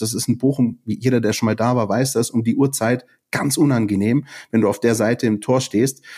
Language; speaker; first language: German; native; German